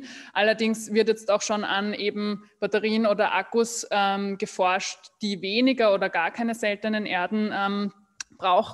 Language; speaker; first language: German; native; German